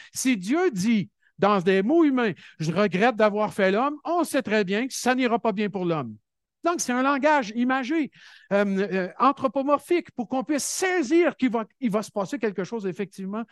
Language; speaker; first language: French; native; French